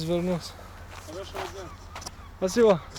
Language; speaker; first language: Russian; non-native, learner; French